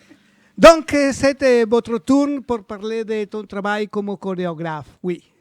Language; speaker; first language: French; non-native, learner; Spanish